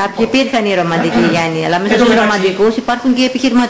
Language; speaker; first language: Greek; native; Greek